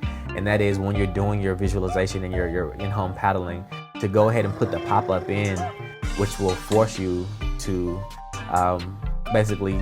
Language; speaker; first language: English; native; English